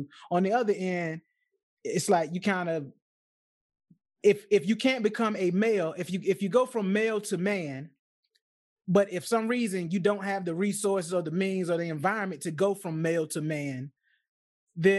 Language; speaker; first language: English; native; English